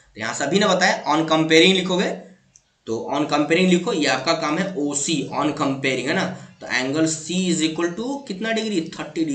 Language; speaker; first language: Hindi; native; Hindi